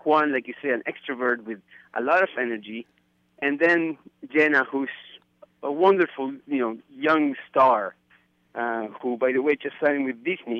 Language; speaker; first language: English; non-native, fluent; Spanish